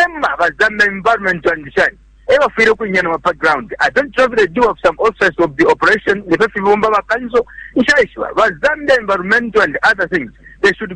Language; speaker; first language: English; non-native, local second language; Bemba